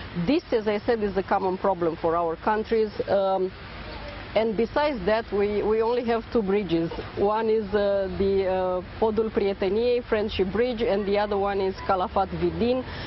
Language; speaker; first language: English; non-native, fluent; Romanian